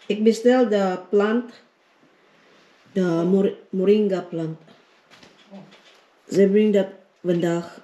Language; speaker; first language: Dutch; non-native, learner; Filipino